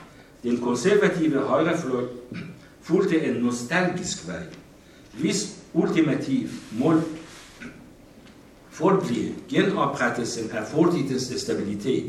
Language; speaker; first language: Danish; non-native, fluent; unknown